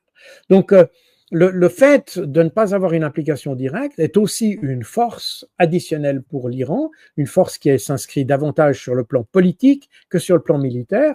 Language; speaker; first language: French; native; French